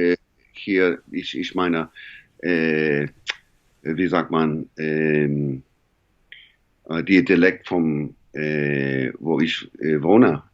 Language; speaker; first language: German; non-native, learner; English